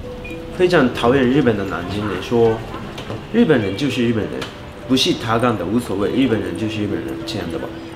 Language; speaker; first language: Chinese; non-native, fluent; Japanese